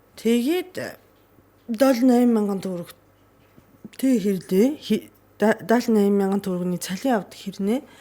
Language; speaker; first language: Mongolian; non-native, fluent; Japanese